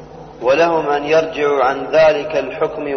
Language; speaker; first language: Arabic; native; Arabic